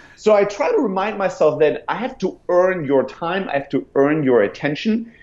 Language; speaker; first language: English; non-native, fluent; German